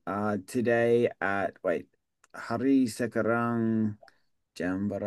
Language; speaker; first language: Indonesian; non-native, learner; English